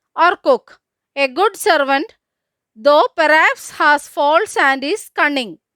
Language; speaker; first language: English; non-native, local second language; Malayalam